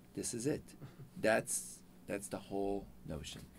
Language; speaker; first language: English; non-native, fluent; Hebrew